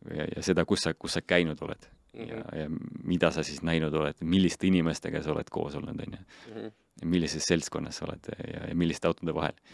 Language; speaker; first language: Estonian; non-native, local second language; Russian